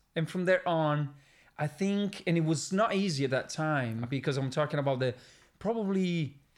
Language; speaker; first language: English; non-native, fluent; Italian